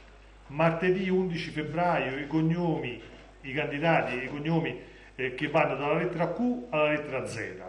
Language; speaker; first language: Italian; native; Italian